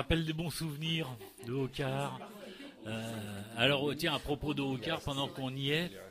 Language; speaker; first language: French; native; French